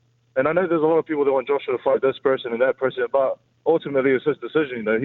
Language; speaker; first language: English; native; English